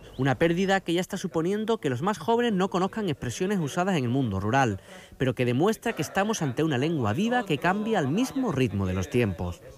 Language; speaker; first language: Spanish; native; Spanish